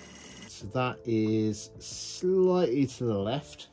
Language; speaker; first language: English; native; English